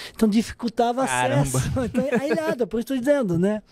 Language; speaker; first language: Portuguese; non-native, fluent; Serbian